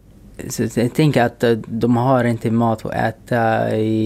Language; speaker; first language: Swedish; non-native, fluent; Arabic